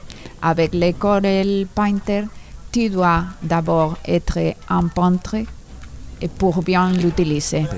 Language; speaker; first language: French; non-native, learner; Spanish